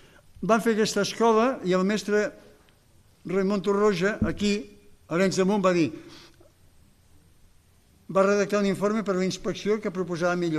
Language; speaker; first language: Catalan; native; Catalan